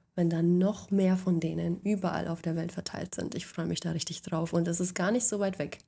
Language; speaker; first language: German; native; German